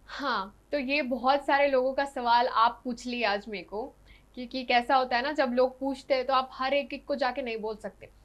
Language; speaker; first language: Hindi; non-native, local second language; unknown